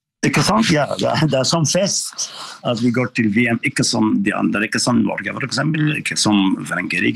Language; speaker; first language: Norwegian; non-native, learner; Arabic